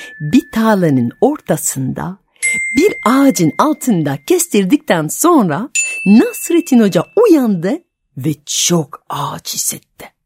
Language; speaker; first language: Turkish; non-native, fluent; French